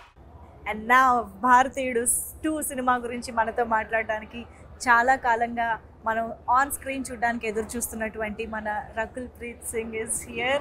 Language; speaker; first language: Telugu; native; Telugu